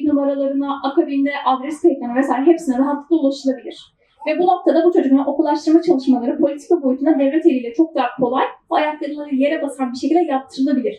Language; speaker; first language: Turkish; native; Turkish